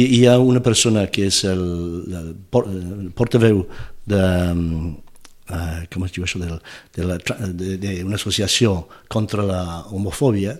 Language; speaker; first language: Catalan; non-native, fluent; English